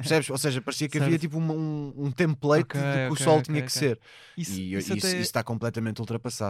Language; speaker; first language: Portuguese; native; Portuguese